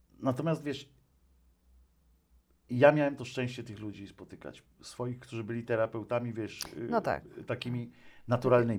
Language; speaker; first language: Polish; native; Polish